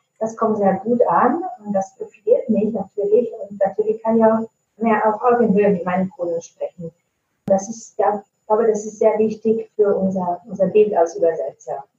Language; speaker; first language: German; non-native, fluent; Italian